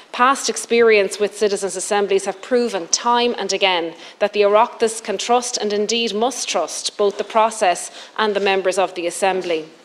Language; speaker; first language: English; native; English